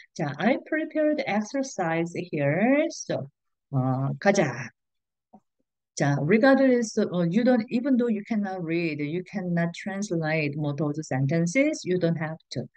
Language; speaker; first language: English; non-native, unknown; Korean